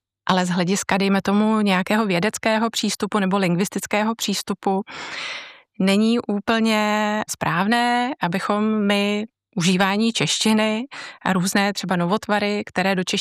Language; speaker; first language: Czech; native; Czech